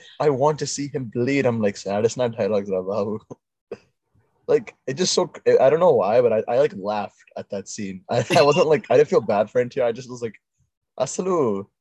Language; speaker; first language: English; early bilingual, other home language; Telugu